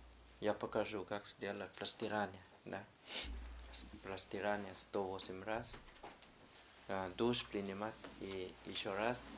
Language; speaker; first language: Russian; non-native, fluent; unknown